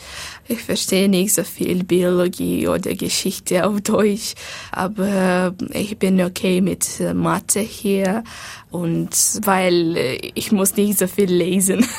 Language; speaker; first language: German; non-native, learner; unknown